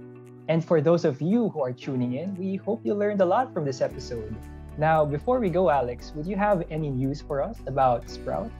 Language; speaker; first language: English; non-native, local second language; Filipino